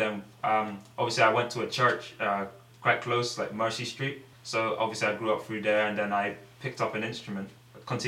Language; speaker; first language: English; native; English